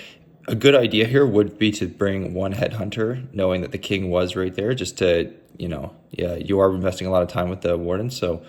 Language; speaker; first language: English; native; English